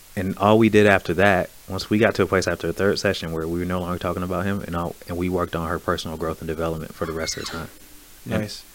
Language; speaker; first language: English; native; English